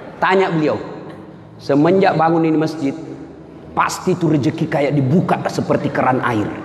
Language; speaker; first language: Indonesian; non-native, local second language; Buginese